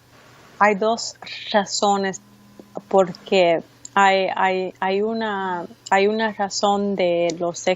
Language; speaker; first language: Spanish; early bilingual, heritage; Spanish